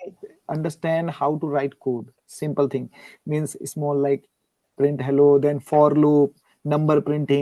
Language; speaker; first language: English; non-native, learner; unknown